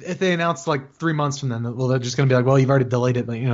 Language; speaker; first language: English; native; English